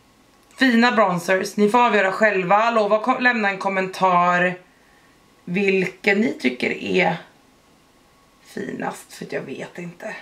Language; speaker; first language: Swedish; native; Swedish